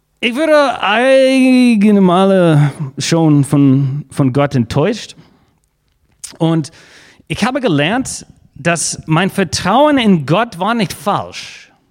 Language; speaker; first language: German; non-native, fluent; English